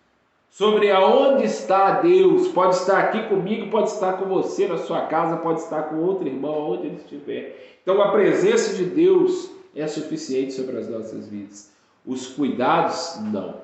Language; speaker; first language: Portuguese; native; Portuguese